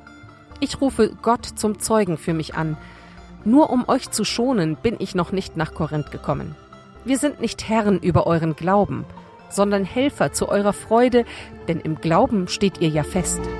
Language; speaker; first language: German; native; German